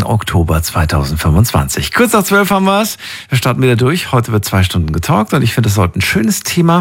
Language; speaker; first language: German; native; German